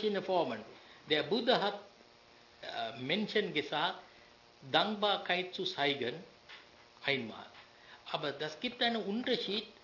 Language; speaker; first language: German; non-native, learner; Sinhala